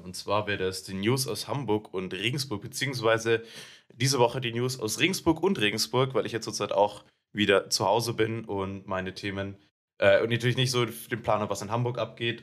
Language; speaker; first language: German; native; German